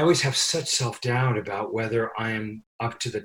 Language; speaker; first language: English; native; English